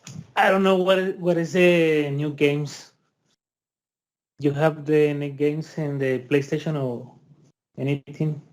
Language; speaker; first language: English; non-native, learner; Spanish